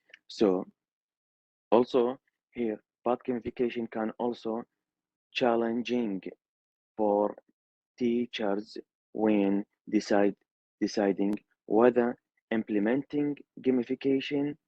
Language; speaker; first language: English; non-native, learner; Arabic